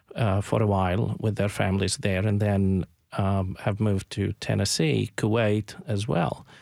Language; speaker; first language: English; non-native, fluent; Arabic